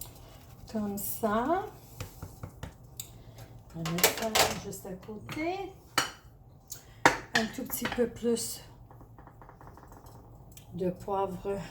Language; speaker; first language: French; early bilingual, other home language; Italian